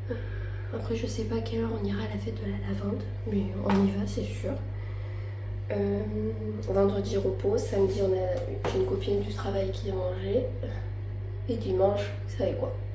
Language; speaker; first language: French; native; French